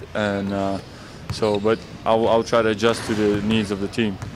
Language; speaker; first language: English; non-native, fluent; Latvian